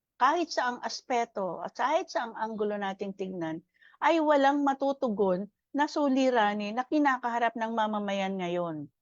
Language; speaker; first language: Filipino; native; Filipino